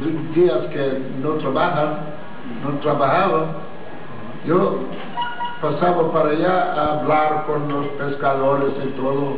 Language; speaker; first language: Spanish; non-native, learner; English